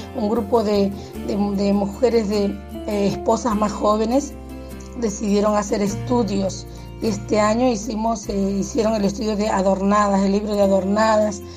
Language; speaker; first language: Spanish; early bilingual, other home language; Quechua